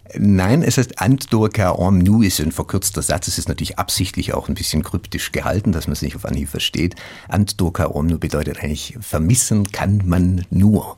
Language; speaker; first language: German; native; German